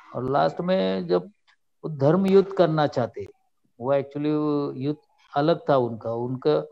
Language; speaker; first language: Hindi; non-native, local second language; Marathi